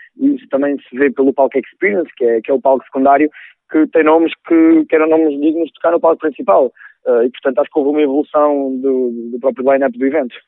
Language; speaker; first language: Portuguese; native; Portuguese